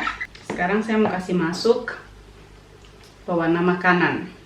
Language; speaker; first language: Indonesian; native; Indonesian